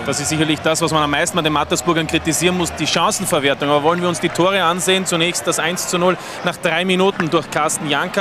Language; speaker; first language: German; native; German